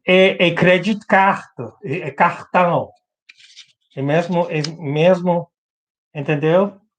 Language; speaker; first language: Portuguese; non-native, learner; English